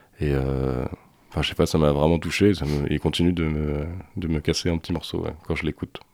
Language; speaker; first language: French; native; French